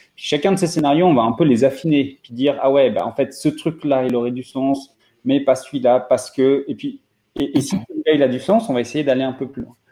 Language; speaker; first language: French; native; French